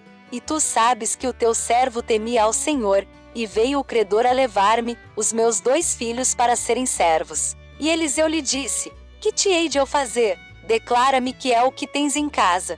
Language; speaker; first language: Portuguese; native; Portuguese